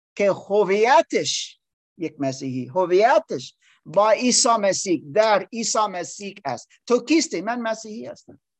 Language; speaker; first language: Persian; non-native, learner; English